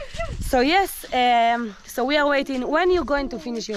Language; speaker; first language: English; non-native, learner; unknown